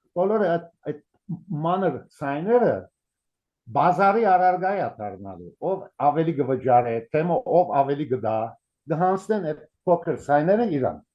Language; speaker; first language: Armenian; early bilingual, heritage; Armenian